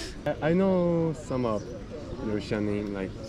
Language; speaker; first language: English; non-native, learner; Korean